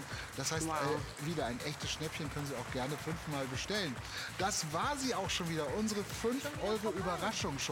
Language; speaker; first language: German; native; German